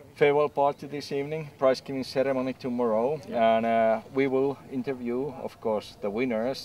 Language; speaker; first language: English; non-native, fluent; Finnish